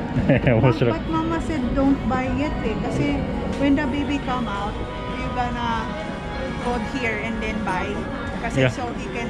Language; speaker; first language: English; non-native, local second language; Filipino